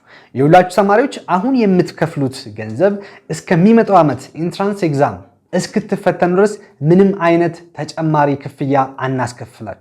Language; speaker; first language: Amharic; native; Amharic